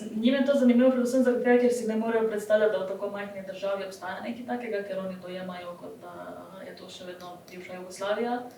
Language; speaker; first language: Slovenian; early bilingual, other home language; Bosnian